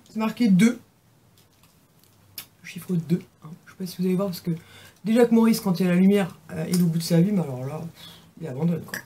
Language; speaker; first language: French; native; French